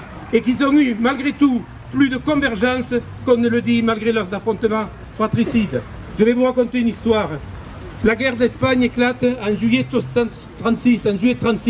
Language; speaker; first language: French; native; French